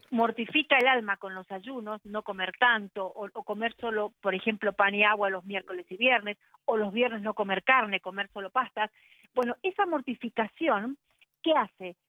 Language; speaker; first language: Spanish; native; Spanish